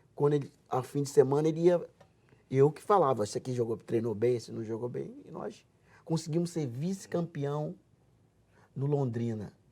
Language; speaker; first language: Portuguese; native; Portuguese